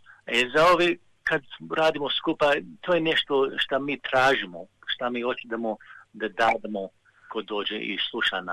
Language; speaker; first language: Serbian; early bilingual, heritage; Serbian